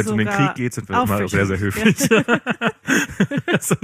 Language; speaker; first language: German; native; German